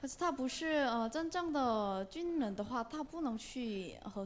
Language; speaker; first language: Chinese; non-native, learner; Korean